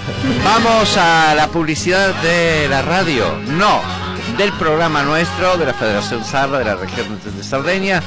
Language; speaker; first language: Italian; non-native, learner; Spanish